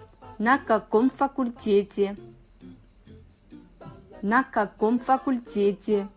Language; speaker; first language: Russian; non-native, fluent; Kazakh